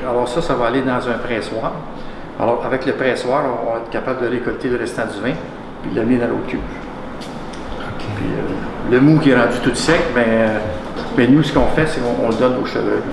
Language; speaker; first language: French; native; French